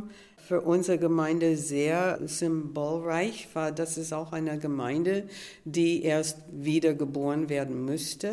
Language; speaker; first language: German; non-native, fluent; English